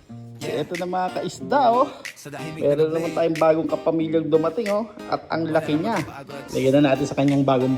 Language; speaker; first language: Filipino; native; Filipino